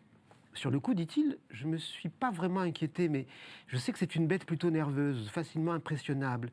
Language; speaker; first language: French; native; French